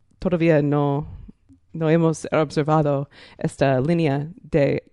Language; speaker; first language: Spanish; non-native, learner; English